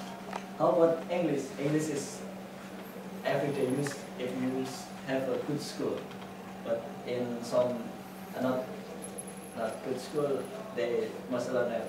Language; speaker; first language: English; non-native, fluent; Indonesian